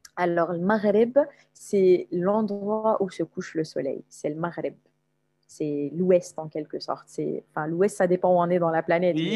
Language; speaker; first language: French; non-native, local second language; Arabic